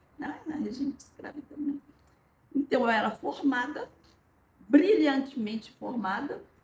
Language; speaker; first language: Portuguese; early bilingual, other home language; Korean